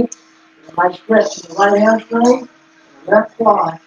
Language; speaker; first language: English; native; English